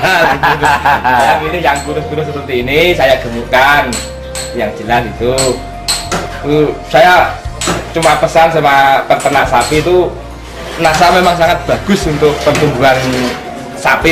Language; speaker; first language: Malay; non-native, local second language; Javanese